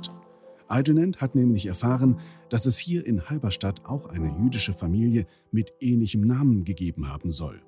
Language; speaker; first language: German; native; German